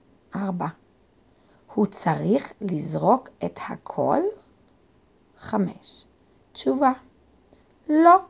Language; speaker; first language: Hebrew; non-native, learner; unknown